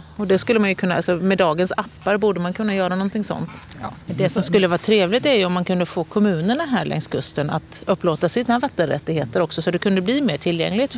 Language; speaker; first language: Swedish; native; Swedish